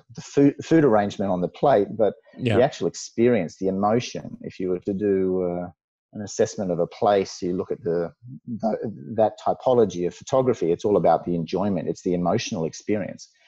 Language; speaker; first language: English; native; English